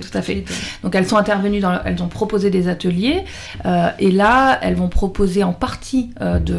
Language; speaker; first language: French; native; French